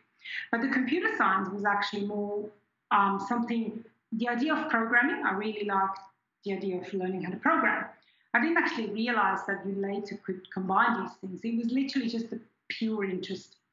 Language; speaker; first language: English; non-native, fluent; German